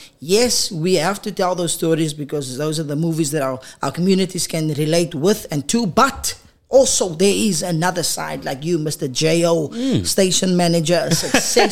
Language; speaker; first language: English; non-native, local second language; Afrikaans